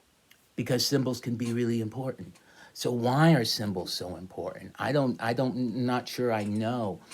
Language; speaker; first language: English; native; English